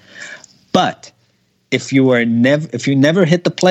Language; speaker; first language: English; non-native, fluent; Hebrew